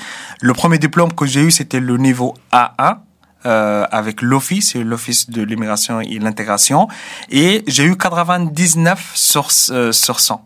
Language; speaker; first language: French; non-native, fluent; Arabic